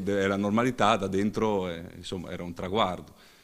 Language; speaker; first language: Italian; native; Italian